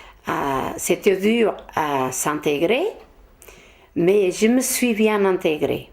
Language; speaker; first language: French; non-native, fluent; Portuguese